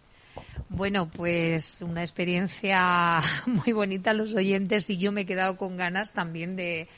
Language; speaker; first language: Spanish; native; Spanish